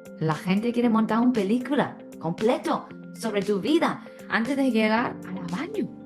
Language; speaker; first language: Spanish; non-native, fluent; Chinese